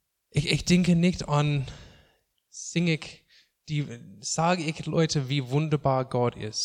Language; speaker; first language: German; non-native, fluent; English